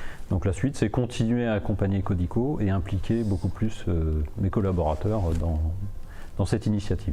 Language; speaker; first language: French; native; French